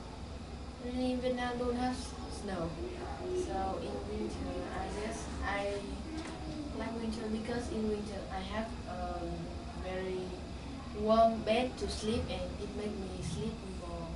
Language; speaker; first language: English; non-native, learner; Vietnamese